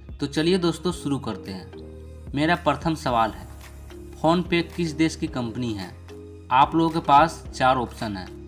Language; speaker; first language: Hindi; native; Hindi